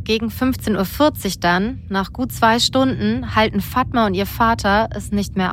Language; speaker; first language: German; native; German